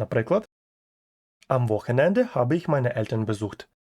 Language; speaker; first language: German; non-native, fluent; Ukrainian